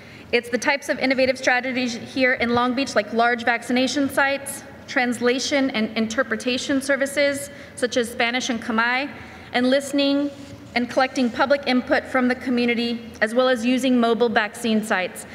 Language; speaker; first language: English; early bilingual, other home language; Spanish